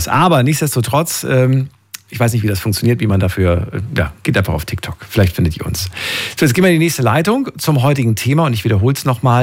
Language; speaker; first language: German; native; German